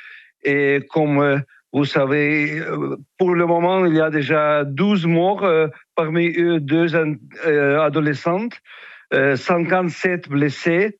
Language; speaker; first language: French; non-native, fluent; Russian